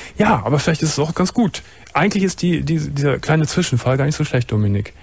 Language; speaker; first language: German; native; German